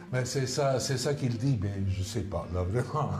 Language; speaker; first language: French; non-native, fluent; Italian